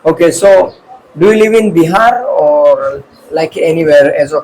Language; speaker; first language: English; non-native, fluent; Hindi